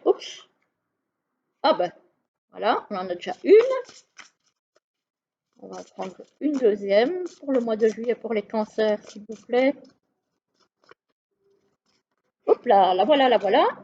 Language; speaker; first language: French; native; French